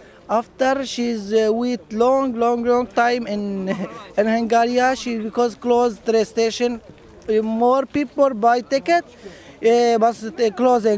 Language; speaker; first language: English; non-native, learner; Arabic